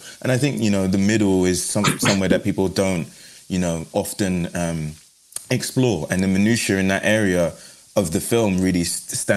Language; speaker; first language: English; native; English